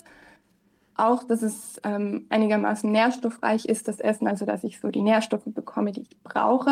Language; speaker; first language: German; native; German